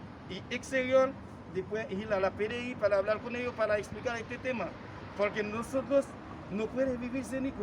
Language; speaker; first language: Spanish; non-native, learner; Haitian Creole